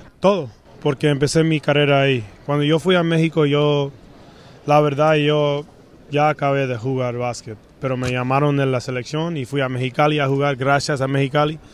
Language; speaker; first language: Spanish; early bilingual, heritage; English